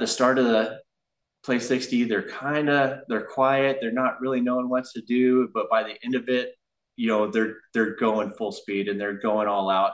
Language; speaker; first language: English; native; English